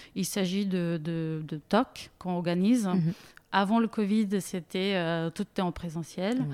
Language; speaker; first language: French; non-native, fluent; Bulgarian